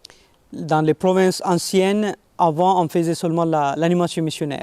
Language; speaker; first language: French; non-native, fluent; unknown